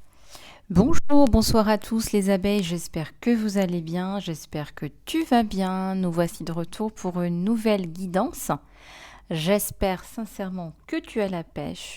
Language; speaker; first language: French; native; French